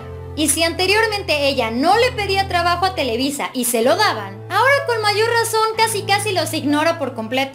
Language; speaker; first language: Spanish; native; Spanish